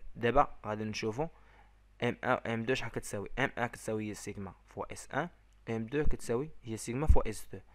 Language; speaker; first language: French; non-native, local second language; Arabic